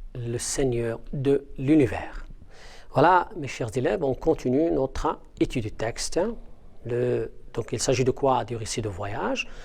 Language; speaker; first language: French; non-native, local second language; Arabic